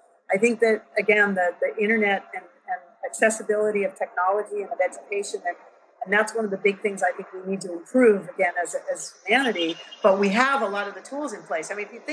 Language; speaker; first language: English; native; English